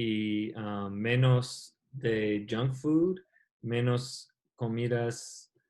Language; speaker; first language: Spanish; non-native, learner; English